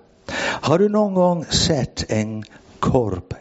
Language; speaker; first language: Swedish; non-native, fluent; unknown